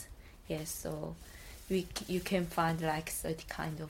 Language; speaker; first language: English; non-native, learner; Korean